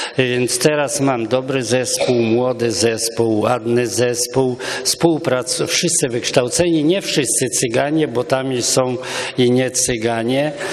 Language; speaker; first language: Polish; non-native, local second language; Romany